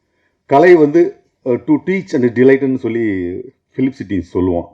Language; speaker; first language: Tamil; native; Tamil